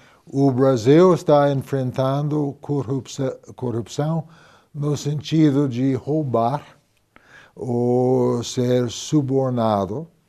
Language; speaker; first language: Portuguese; non-native, fluent; English